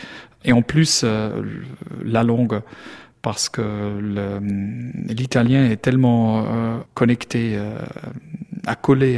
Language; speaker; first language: French; non-native, learner; German